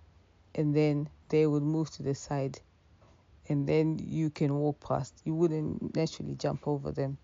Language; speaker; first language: English; non-native, local second language; Shona